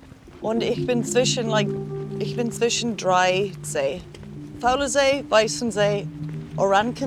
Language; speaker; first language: German; non-native, learner; English